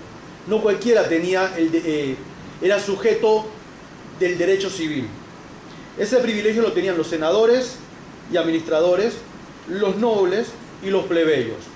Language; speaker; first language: Spanish; native; Spanish